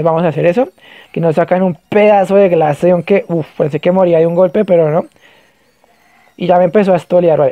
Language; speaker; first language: Spanish; native; Spanish